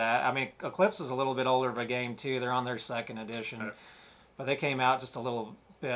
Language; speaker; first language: English; native; English